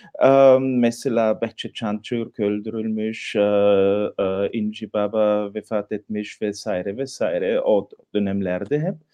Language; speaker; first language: Turkish; non-native, fluent; German